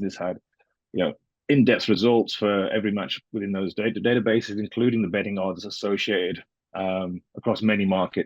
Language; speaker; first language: English; native; English